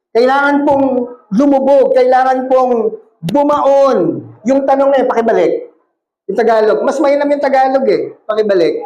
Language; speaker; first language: Filipino; non-native, local second language; Cebuano